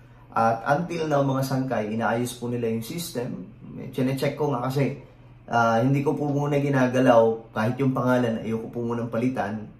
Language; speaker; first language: Filipino; native; Filipino